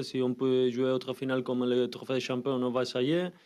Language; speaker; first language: French; non-native, learner; Spanish